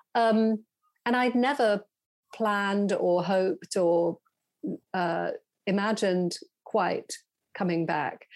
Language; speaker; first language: English; native; English